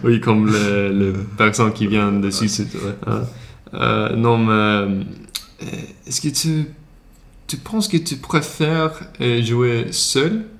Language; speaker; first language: French; non-native, learner; Swedish